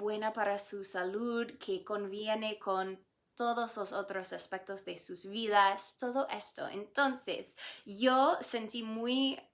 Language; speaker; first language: Spanish; non-native, fluent; English